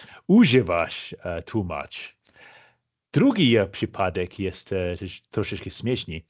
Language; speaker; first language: Polish; non-native, fluent; English